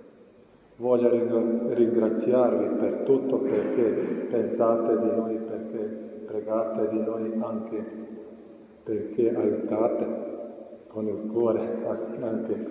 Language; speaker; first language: Italian; non-native, fluent; Croatian